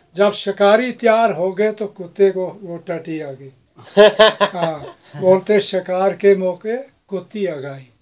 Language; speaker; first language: Urdu; non-native, local second language; Kashmiri